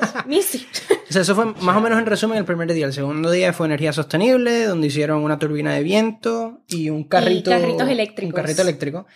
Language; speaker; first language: Spanish; native; Spanish